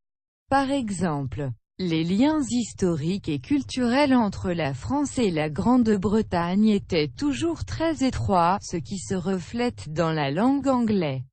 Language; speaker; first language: French; non-native, learner; Russian